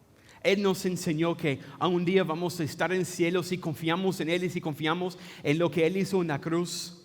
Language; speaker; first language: Spanish; non-native, fluent; English